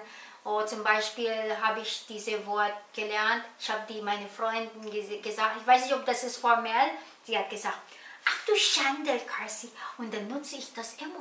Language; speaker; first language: German; non-native, learner; Filipino